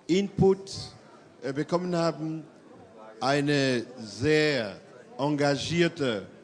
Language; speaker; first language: German; non-native, fluent; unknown